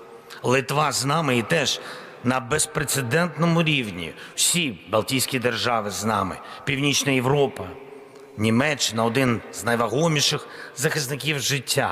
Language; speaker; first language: Ukrainian; non-native, local second language; Russian